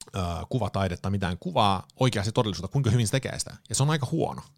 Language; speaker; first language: Finnish; early bilingual, heritage; Finnish